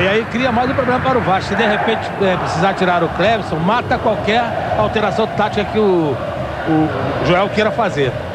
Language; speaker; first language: Portuguese; native; Portuguese